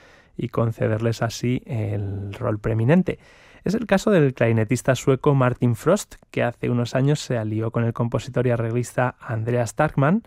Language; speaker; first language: Spanish; native; Spanish